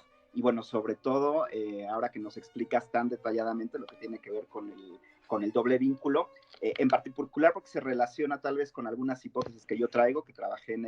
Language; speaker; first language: Spanish; native; Spanish